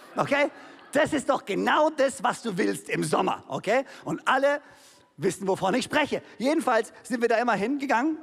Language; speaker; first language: German; native; German